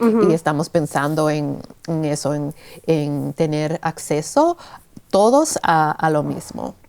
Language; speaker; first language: Spanish; early bilingual, heritage; Spanish